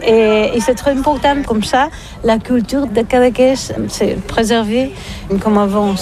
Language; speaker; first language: French; non-native, learner; Catalan